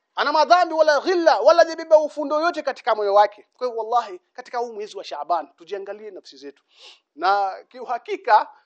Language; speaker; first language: Swahili; native; Swahili